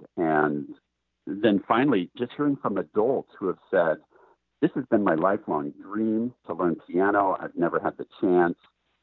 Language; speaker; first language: English; native; English